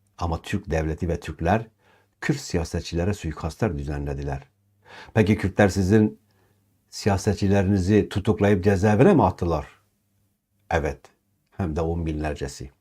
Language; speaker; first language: Turkish; non-native, local second language; Kurdish